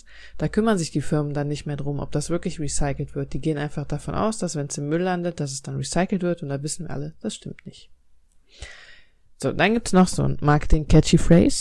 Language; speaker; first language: German; native; German